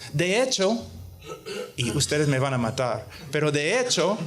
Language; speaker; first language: Spanish; non-native, fluent; English